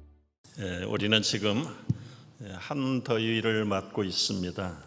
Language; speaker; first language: Korean; native; Korean